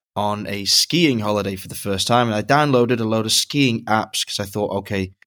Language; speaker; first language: English; native; English